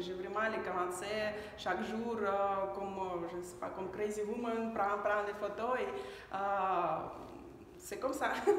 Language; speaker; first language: French; non-native, learner; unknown